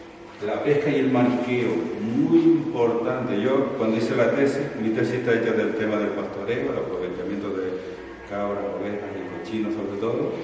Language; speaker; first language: Spanish; native; Spanish